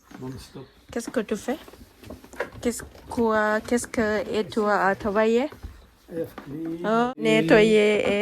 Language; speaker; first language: French; non-native, learner; Thai